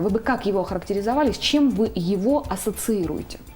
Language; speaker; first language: Russian; native; Russian